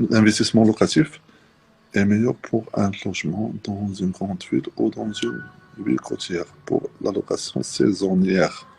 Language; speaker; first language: French; non-native, local second language; Arabic